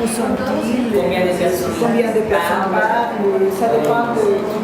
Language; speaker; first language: French; non-native, fluent; Spanish